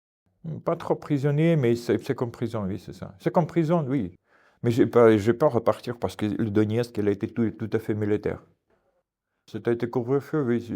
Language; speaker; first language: French; non-native, learner; Ukrainian